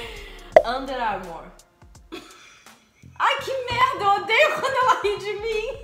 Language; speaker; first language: Portuguese; native; Portuguese